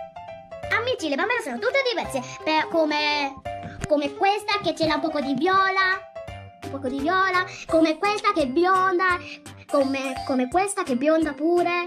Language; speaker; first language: Italian; early bilingual, other home language; Spanish